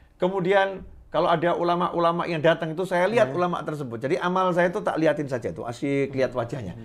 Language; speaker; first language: Indonesian; native; Indonesian